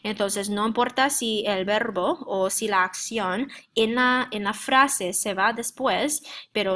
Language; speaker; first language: Spanish; non-native, fluent; English